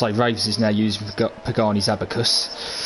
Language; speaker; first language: English; native; English